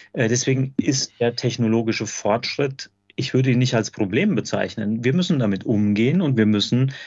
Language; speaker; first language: German; native; German